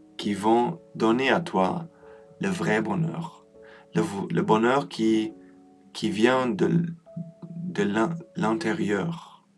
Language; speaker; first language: French; non-native, learner; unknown